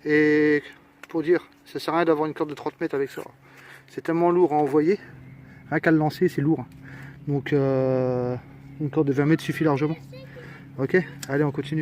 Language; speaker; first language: French; native; French